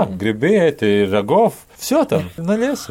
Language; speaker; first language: Russian; non-native, learner; Latvian